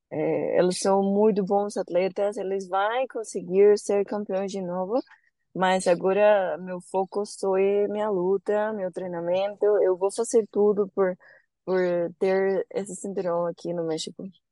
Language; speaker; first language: Portuguese; non-native, learner; Spanish